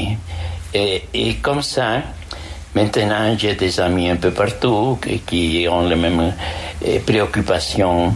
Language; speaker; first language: French; non-native, fluent; Spanish